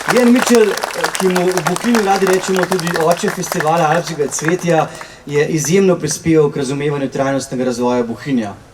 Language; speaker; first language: Slovenian; native; Slovenian